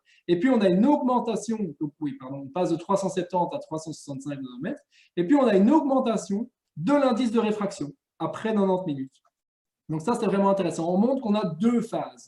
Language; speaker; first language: French; native; French